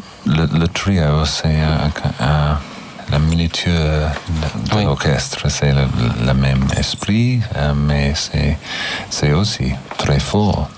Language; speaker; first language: French; non-native, fluent; English